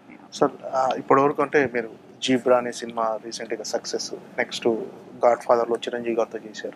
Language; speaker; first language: Telugu; native; Telugu